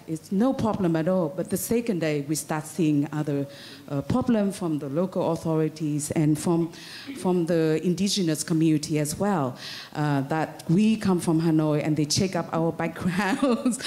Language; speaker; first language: English; non-native, fluent; Vietnamese